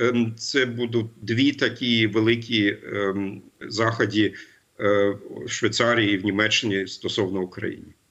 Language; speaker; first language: Ukrainian; non-native, fluent; German